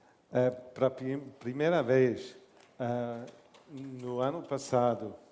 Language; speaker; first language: Portuguese; non-native, learner; English